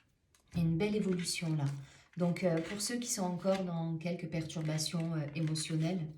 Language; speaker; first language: French; native; French